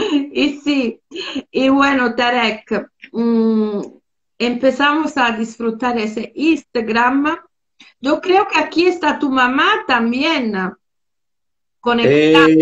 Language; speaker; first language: Spanish; non-native, fluent; Italian